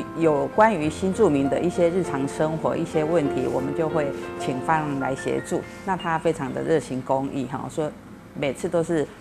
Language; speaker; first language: Chinese; native; Chinese